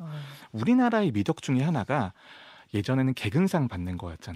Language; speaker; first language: Korean; native; Korean